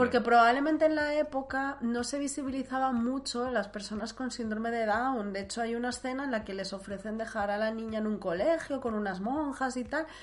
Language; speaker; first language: Spanish; native; Spanish